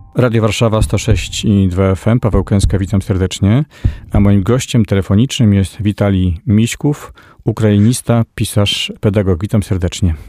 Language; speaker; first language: Polish; native; Polish